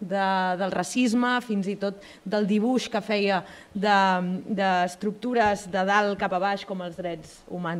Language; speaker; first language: Catalan; native; Catalan